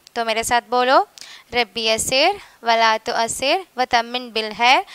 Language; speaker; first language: Hindi; non-native, local second language; Malayalam